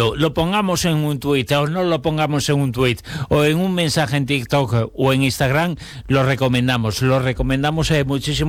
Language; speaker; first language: Spanish; native; Spanish